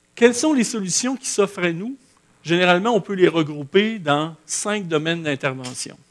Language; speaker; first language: French; native; French